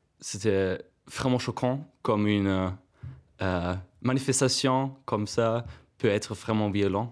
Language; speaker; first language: French; non-native, fluent; German